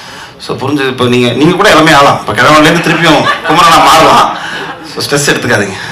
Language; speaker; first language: Tamil; native; Tamil